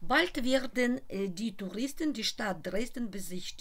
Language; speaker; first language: German; non-native, fluent; Russian